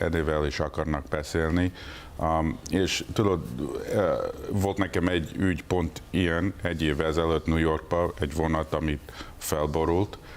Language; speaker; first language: Hungarian; early bilingual, heritage; English